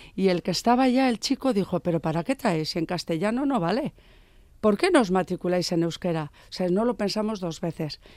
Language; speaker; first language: Spanish; native; Spanish